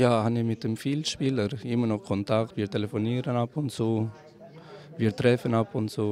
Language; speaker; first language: German; non-native, fluent; Albanian